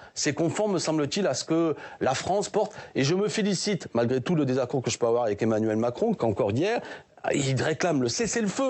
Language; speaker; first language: French; native; French